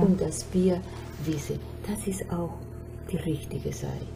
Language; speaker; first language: German; non-native, fluent; Spanish